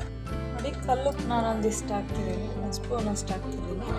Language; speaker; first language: Kannada; native; Kannada